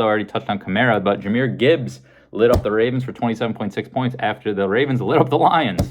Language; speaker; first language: English; native; English